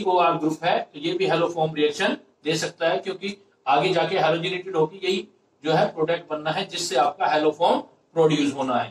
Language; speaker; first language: Hindi; native; Hindi